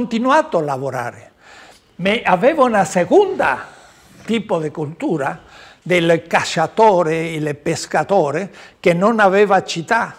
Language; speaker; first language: Italian; non-native, learner; Spanish